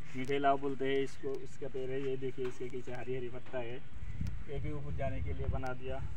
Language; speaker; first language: Hindi; non-native, local second language; Bangla